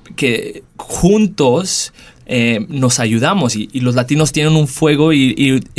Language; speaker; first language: Spanish; early bilingual, heritage; Spanish